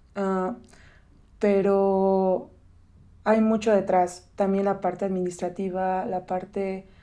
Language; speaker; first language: Spanish; native; Spanish